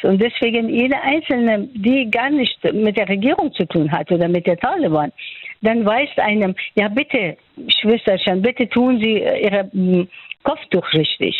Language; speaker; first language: German; non-native, fluent; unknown